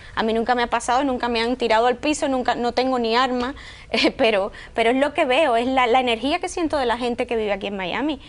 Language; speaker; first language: Spanish; native; Spanish